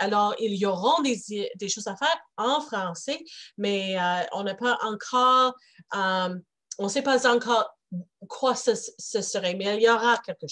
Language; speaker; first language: French; non-native, local second language; English